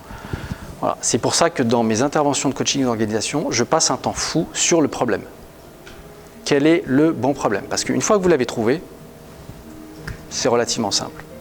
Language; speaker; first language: French; native; French